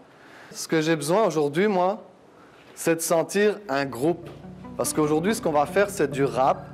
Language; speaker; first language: French; native; French